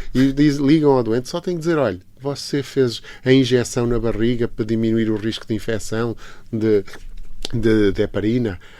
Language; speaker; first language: Portuguese; early bilingual, heritage; Portuguese